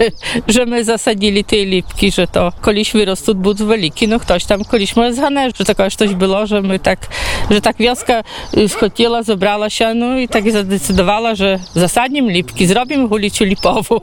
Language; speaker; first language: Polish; non-native, local second language; Belarusian